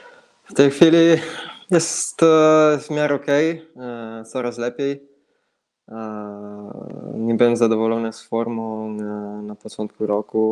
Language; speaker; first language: Polish; non-native, fluent; Italian